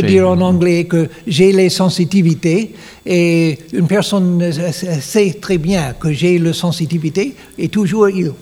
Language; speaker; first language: French; non-native, learner; English